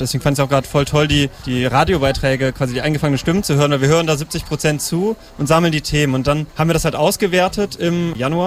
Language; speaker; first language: German; native; German